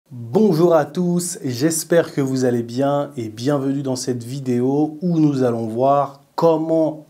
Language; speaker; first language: French; native; French